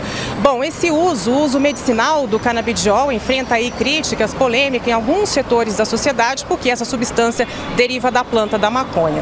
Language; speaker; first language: Portuguese; native; Portuguese